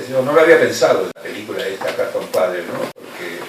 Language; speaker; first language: Spanish; native; Spanish